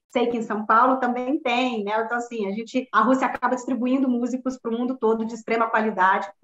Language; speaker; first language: Portuguese; native; Portuguese